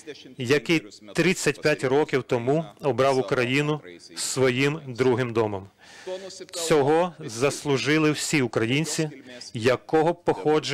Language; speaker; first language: Ukrainian; non-native, learner; Lithuanian